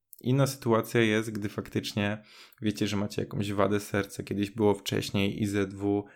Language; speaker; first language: Polish; native; Polish